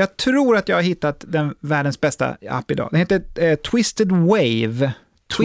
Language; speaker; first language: Swedish; native; Swedish